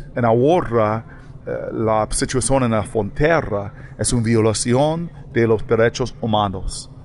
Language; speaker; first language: Spanish; non-native, learner; English